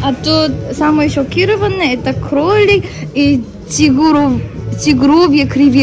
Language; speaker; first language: Russian; non-native, learner; Korean